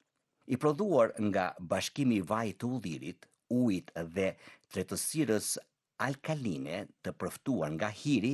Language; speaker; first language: Albanian; native; Albanian